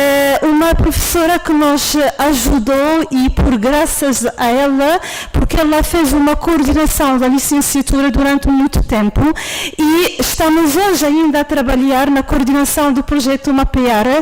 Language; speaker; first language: Portuguese; non-native, fluent; Arabic